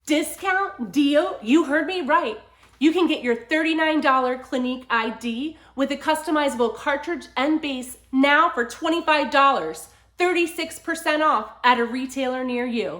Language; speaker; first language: English; native; English